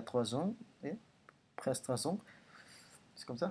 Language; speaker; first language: French; non-native, learner; Indonesian